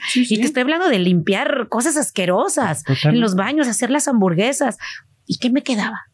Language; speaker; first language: Spanish; native; Spanish